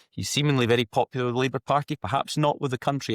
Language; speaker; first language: English; native; English